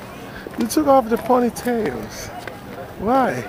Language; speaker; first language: English; non-native, learner; Portuguese